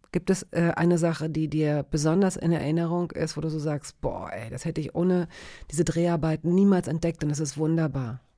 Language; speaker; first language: German; native; German